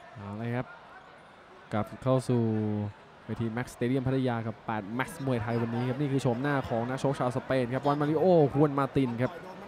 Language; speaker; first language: Thai; native; Thai